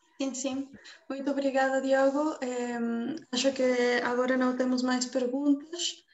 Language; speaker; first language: Portuguese; non-native, fluent; Spanish